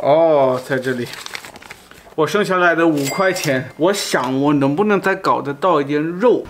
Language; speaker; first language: Chinese; non-native, fluent; German